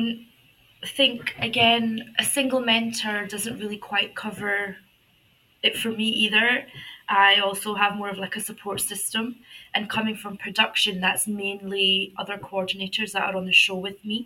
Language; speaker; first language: English; native; English